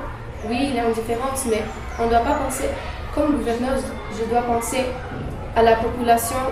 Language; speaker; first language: French; non-native, learner; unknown